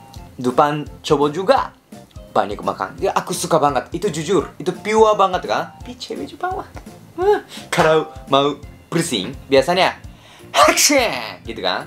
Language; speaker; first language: Indonesian; non-native, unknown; Japanese